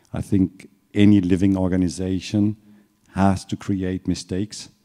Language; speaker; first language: English; non-native, fluent; German